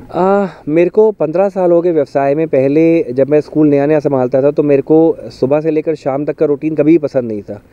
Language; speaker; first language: Hindi; native; Hindi